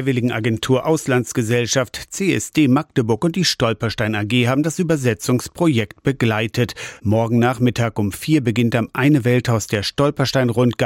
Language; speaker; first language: German; native; German